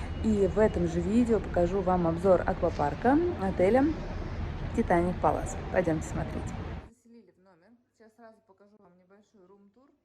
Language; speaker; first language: Russian; native; Russian